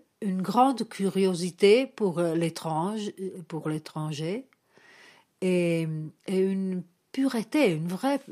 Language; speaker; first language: French; non-native, fluent; Italian